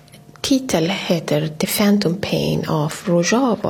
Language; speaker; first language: Swedish; non-native, fluent; Persian